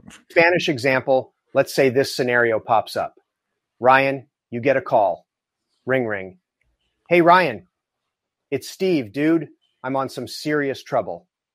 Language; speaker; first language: English; native; English